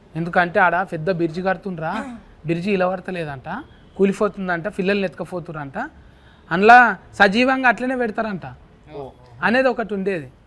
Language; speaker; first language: Telugu; native; Telugu